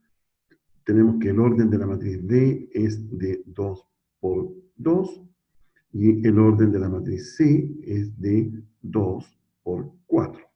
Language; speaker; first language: Spanish; native; Spanish